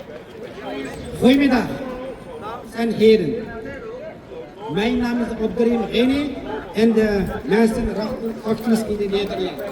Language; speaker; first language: Dutch; non-native, local second language; Uyghur